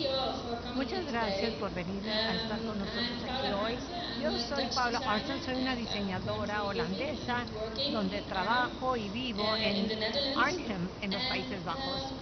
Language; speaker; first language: Spanish; non-native, fluent; Dutch